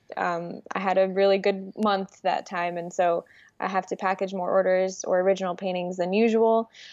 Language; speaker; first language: English; early bilingual, other home language; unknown